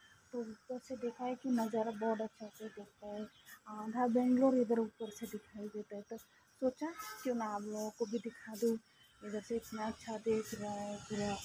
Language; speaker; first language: Hindi; non-native, local second language; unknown